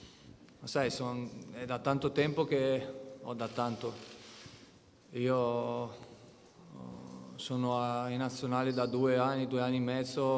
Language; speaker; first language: Italian; non-native, fluent; Portuguese